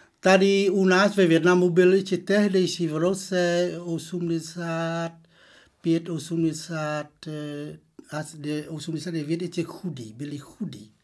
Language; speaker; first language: Czech; non-native, learner; Vietnamese